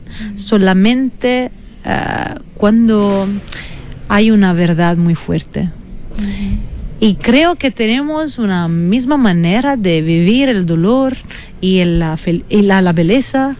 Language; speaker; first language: Spanish; non-native, fluent; Italian